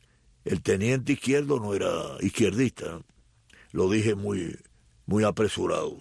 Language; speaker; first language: Spanish; native; Spanish